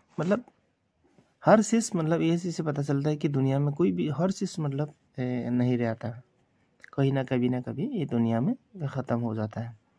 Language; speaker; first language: Hindi; non-native, local second language; Bodo